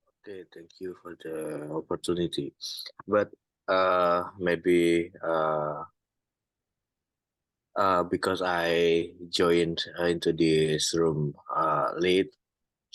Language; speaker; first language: English; non-native, fluent; Indonesian